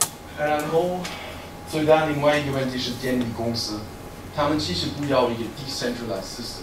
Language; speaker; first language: Chinese; non-native, fluent; German